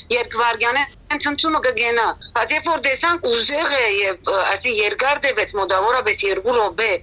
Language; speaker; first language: Armenian; early bilingual, heritage; Armenian